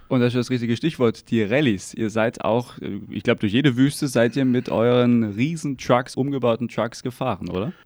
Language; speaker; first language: German; native; German